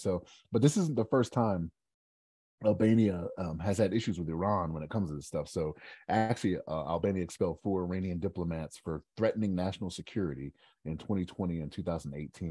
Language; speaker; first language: English; native; English